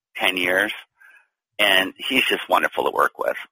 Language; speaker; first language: English; native; English